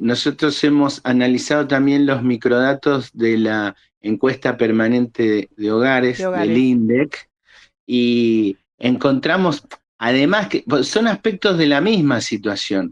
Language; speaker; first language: Spanish; native; Spanish